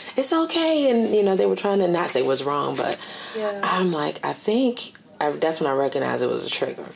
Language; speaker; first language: English; native; English